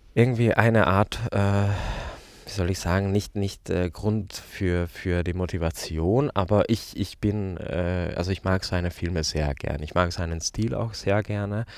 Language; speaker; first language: German; non-native, fluent; Hungarian